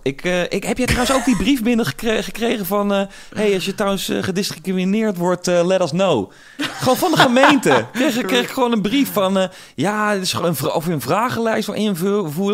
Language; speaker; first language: Dutch; native; Dutch